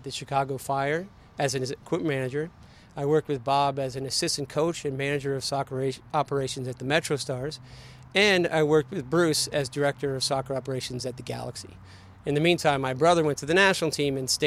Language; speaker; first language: English; native; English